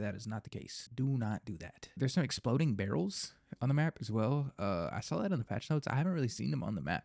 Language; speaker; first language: English; native; English